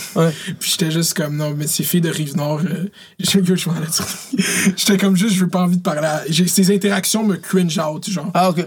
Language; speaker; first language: French; early bilingual, other home language; Arabic